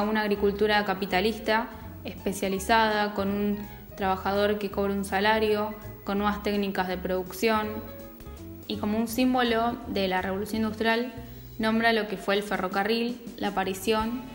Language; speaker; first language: Spanish; native; Spanish